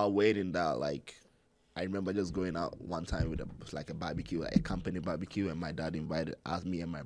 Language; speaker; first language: English; non-native, local second language; Hausa